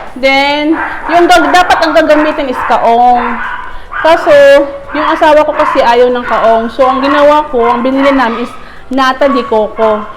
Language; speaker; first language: Filipino; non-native, local second language; Cebuano